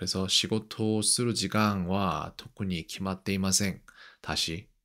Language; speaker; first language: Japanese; non-native, learner; Korean